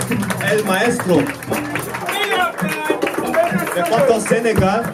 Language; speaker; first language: German; non-native, learner; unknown